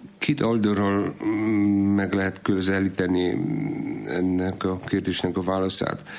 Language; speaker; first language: Hungarian; non-native, fluent; Polish